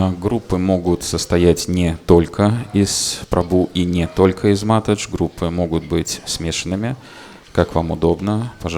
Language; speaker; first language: Russian; native; Russian